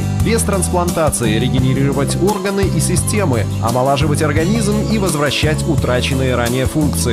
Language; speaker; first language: Russian; native; Russian